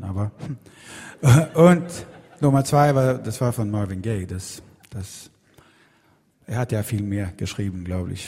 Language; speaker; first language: German; non-native, fluent; Swedish